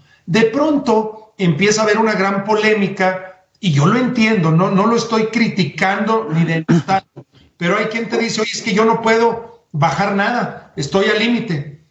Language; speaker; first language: Spanish; native; Spanish